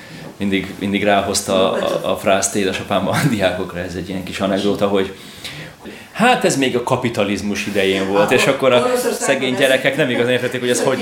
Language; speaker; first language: Hungarian; native; Hungarian